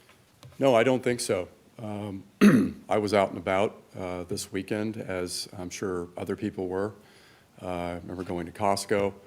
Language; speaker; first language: English; native; English